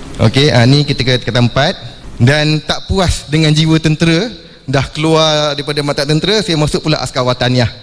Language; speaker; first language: Malay; non-native, local second language; Chinese